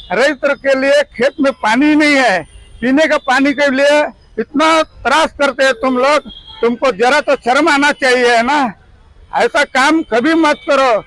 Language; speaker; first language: Hindi; non-native, local second language; Kannada